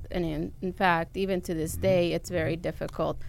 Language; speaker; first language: English; early bilingual, other home language; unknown